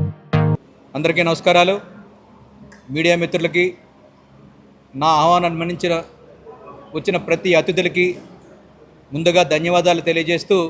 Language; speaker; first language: Telugu; native; Telugu